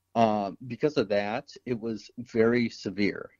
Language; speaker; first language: English; native; English